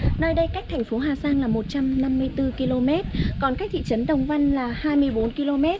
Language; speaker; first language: Vietnamese; non-native, local second language; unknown